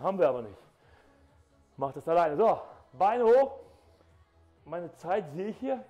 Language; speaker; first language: German; native; German